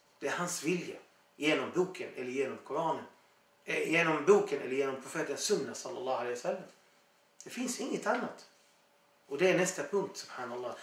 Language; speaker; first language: Swedish; non-native, fluent; Arabic